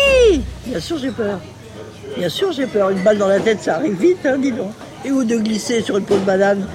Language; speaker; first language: French; native; French